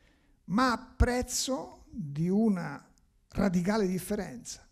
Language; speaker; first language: Italian; native; Italian